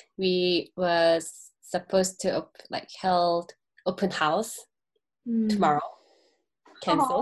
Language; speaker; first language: English; non-native, learner; Korean